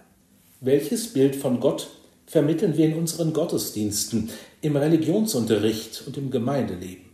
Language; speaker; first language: German; native; German